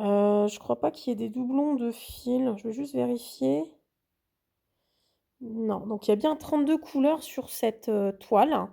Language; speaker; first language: French; native; French